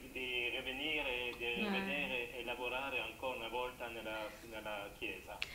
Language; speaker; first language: Italian; non-native, learner; French